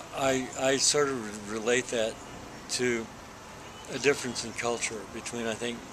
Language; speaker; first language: English; native; English